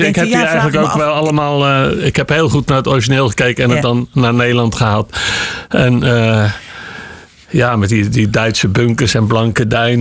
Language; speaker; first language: Dutch; native; Dutch